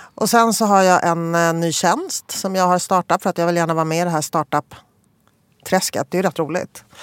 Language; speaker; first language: Swedish; early bilingual, other home language; Polish